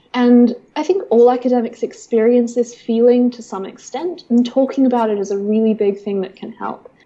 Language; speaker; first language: English; native; English